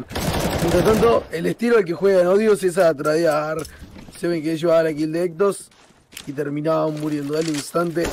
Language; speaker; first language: Spanish; native; Spanish